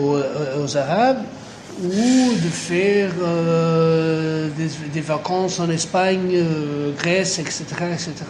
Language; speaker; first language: French; non-native, fluent; Portuguese